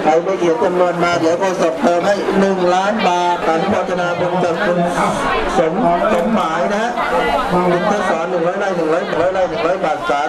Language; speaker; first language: Thai; native; Thai